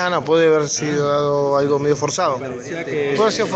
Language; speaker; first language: Spanish; native; Spanish